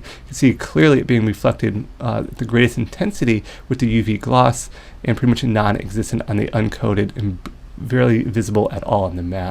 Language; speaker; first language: English; native; English